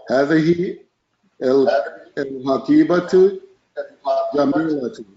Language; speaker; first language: Arabic; non-native, learner; English